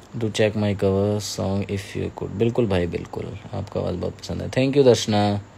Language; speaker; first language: Hindi; native; Hindi